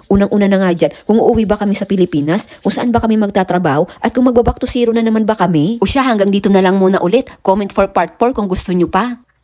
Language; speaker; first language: Filipino; non-native, local second language; Bikol